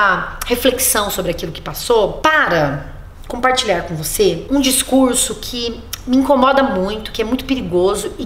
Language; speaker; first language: Portuguese; native; Portuguese